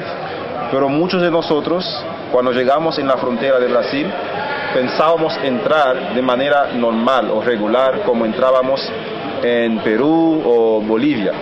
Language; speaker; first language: Spanish; non-native, fluent; Haitian Creole